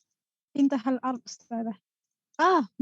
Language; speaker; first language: Arabic; non-native, learner; Indonesian